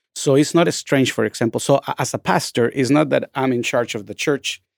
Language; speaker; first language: English; non-native, fluent; Spanish